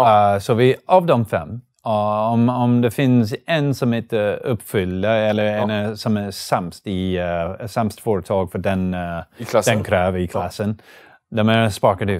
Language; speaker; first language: Swedish; non-native, learner; English